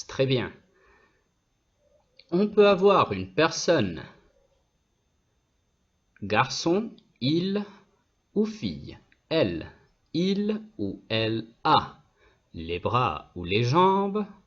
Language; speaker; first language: French; non-native, fluent; Spanish